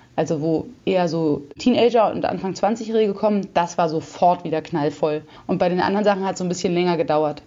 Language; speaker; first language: German; native; German